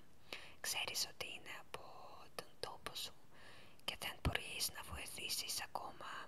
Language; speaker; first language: Greek; non-native, learner; Ukrainian